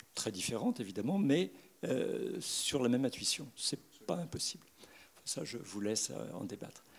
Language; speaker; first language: French; native; French